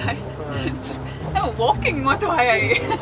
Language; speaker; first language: Japanese; non-native, learner; English